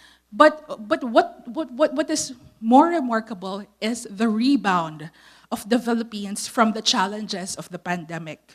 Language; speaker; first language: English; non-native, local second language; Filipino